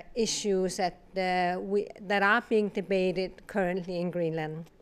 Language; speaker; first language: English; non-native, fluent; Kalaallisut